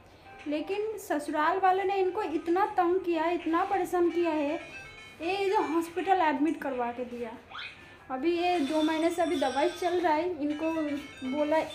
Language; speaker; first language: Hindi; non-native, local second language; Bangla